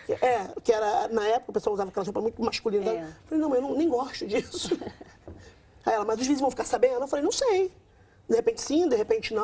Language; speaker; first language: Portuguese; native; Portuguese